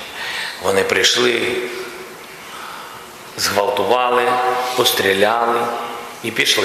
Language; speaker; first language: Ukrainian; non-native, local second language; Russian